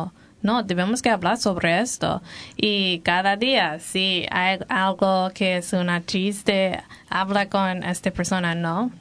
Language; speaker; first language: Spanish; non-native, learner; English